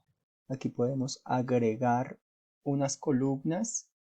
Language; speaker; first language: Spanish; native; Spanish